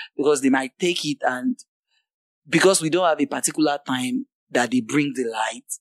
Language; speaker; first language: English; non-native, local second language; Yoruba